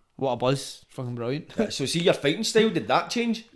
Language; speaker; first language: English; native; English